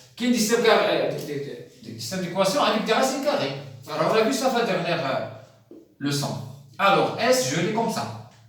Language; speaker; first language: French; non-native, local second language; Arabic